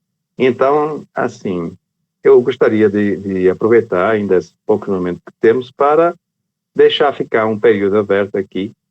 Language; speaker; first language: Portuguese; native; Portuguese